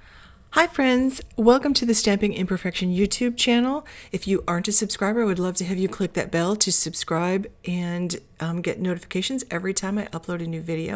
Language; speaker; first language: English; native; English